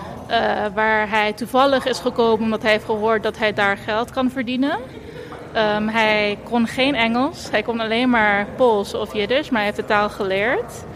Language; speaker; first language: Dutch; non-native, local second language; Papiamento